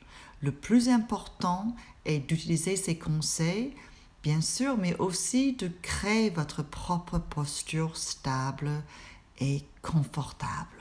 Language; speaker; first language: French; non-native, fluent; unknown